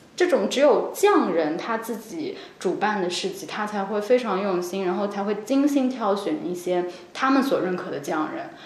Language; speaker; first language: Chinese; native; Chinese